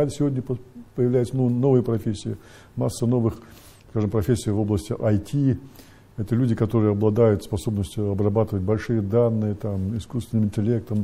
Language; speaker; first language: Russian; native; Russian